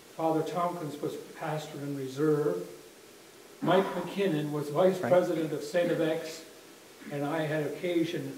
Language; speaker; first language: English; native; English